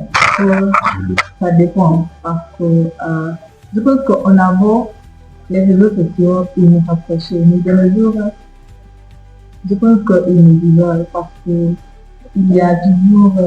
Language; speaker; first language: French; non-native, learner; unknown